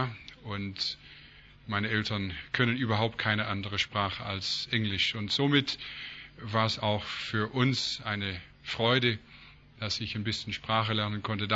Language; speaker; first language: German; non-native, fluent; English